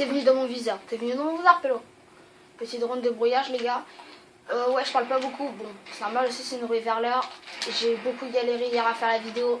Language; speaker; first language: French; native; French